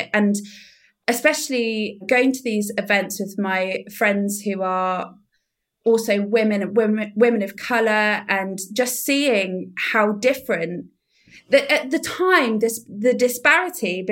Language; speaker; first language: English; native; English